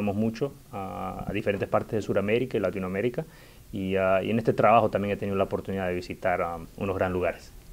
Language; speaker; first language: Spanish; early bilingual, heritage; Spanish